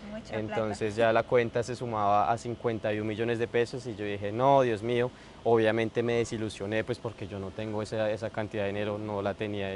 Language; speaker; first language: Spanish; native; Spanish